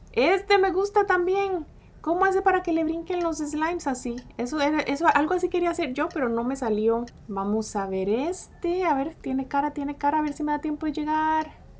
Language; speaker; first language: Spanish; early bilingual, heritage; Spanish